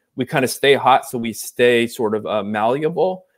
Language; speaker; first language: English; native; English